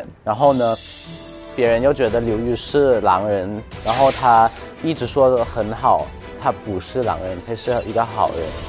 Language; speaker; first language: Chinese; non-native, learner; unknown